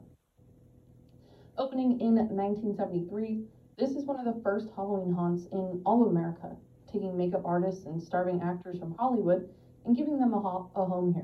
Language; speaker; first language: English; native; English